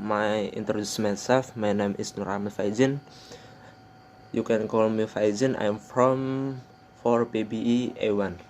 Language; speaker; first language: English; non-native, learner; Indonesian